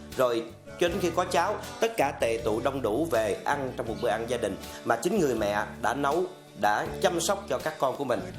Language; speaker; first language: Vietnamese; native; Vietnamese